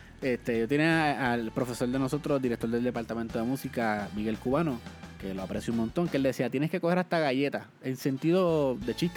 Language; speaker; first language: Spanish; native; Spanish